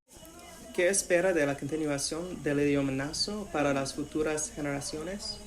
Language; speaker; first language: Spanish; non-native, fluent; English